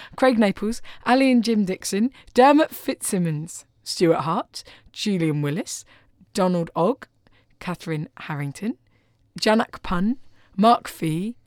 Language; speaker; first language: English; native; English